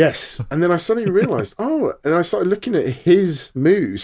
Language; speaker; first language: English; native; English